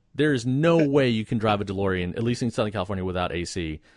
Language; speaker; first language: English; native; English